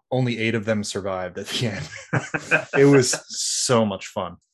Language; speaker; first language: English; native; English